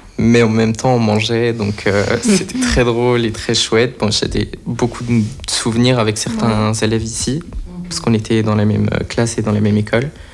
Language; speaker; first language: French; early bilingual, other home language; Portuguese